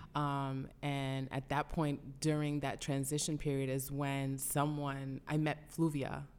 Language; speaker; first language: English; early bilingual, other home language; Spanish